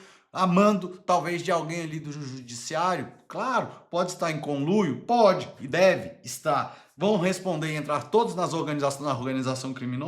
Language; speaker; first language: Portuguese; native; Portuguese